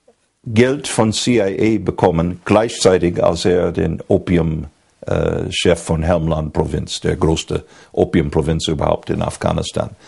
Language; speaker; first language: German; non-native, fluent; English